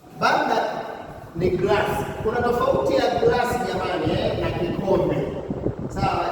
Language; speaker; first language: Swahili; native; Swahili